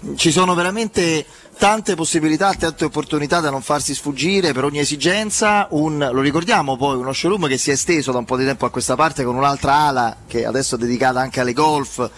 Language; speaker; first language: Italian; native; Italian